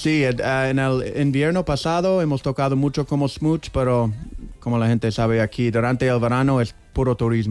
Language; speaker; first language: Spanish; non-native, learner; English